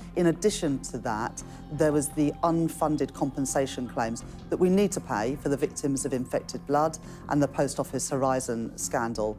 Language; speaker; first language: English; native; English